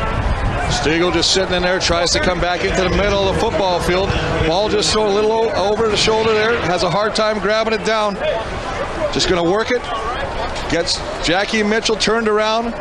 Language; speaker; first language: English; native; English